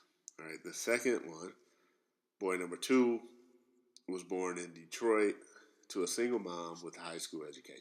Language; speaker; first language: English; native; English